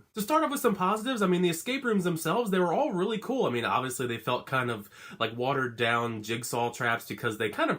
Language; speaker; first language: English; native; English